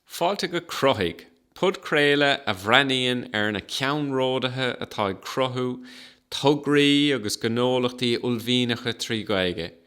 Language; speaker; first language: Irish; non-native, local second language; English